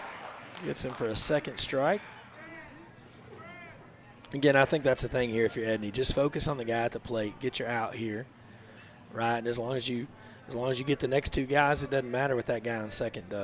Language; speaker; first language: English; native; English